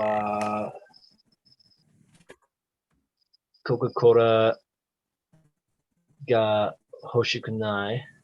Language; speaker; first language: Japanese; non-native, learner; English